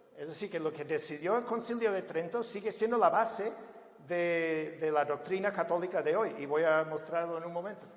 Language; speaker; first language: Spanish; non-native, fluent; English